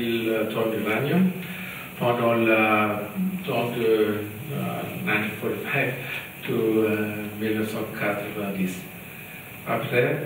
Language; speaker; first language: French; non-native, learner; German